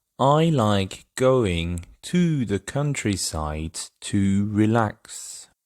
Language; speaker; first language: English; non-native, fluent; French